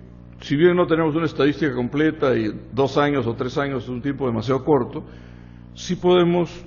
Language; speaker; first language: Spanish; native; Spanish